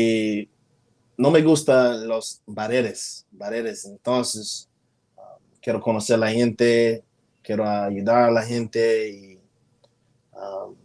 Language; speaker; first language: Spanish; non-native, learner; English